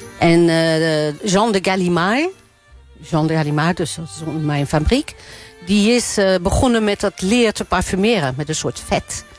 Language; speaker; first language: Dutch; native; Dutch